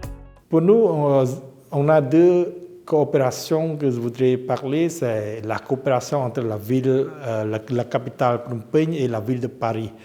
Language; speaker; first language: French; non-native, fluent; Khmer